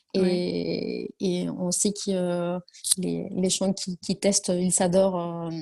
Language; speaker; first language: French; non-native, fluent; Spanish